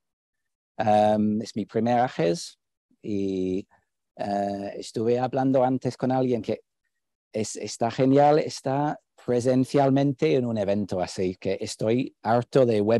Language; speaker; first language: Spanish; non-native, fluent; English